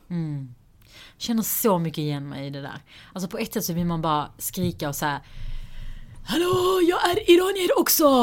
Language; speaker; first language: Swedish; early bilingual, other home language; Persian